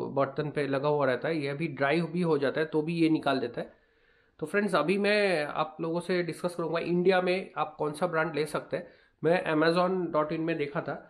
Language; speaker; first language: Hindi; non-native, local second language; Bangla